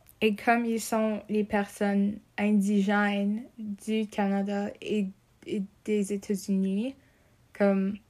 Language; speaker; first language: French; non-native, local second language; English